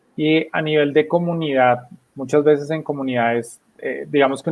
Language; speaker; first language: Spanish; native; Spanish